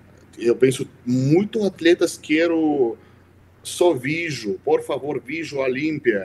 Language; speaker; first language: Portuguese; non-native, learner; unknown